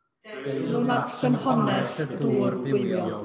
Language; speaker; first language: Welsh; native; Welsh